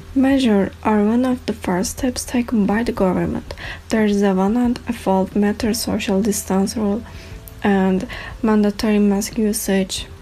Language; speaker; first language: English; non-native, learner; Turkish